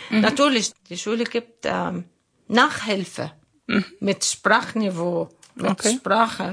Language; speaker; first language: German; non-native, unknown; Arabic